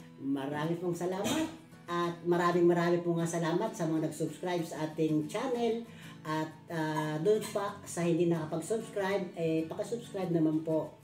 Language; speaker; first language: Filipino; native; Filipino